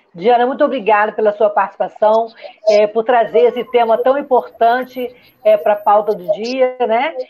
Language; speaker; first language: Portuguese; native; Portuguese